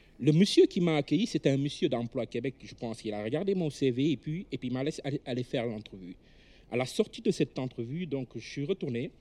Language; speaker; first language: French; non-native, local second language; Wolof